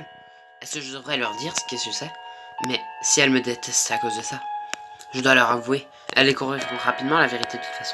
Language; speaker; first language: French; native; French